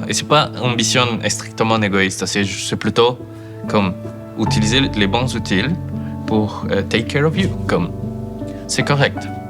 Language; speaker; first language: French; non-native, fluent; Spanish